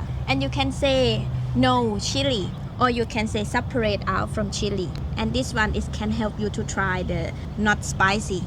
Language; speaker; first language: English; non-native, learner; Thai